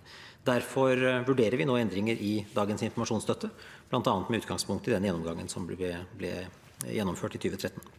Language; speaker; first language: Norwegian; native; Norwegian